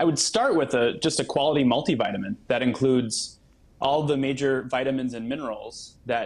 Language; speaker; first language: English; native; English